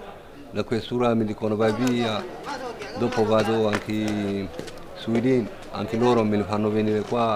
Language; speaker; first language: Italian; non-native, learner; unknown